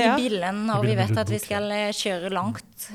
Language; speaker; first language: Norwegian; non-native, fluent; French